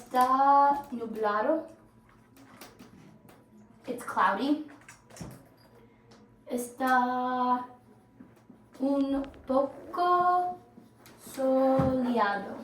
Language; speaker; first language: Spanish; non-native, learner; English